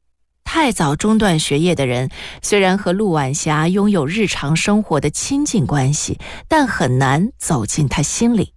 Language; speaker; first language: Chinese; native; Chinese